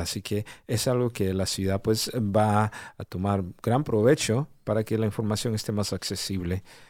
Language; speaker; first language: Spanish; native; Spanish